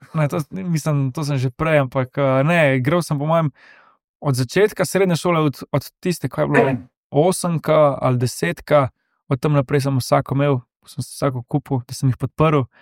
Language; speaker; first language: Slovenian; native; Slovenian